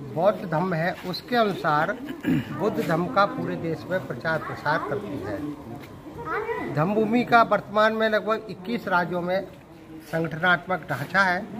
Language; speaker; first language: Hindi; native; Hindi